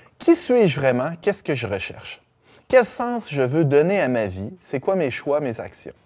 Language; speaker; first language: French; native; French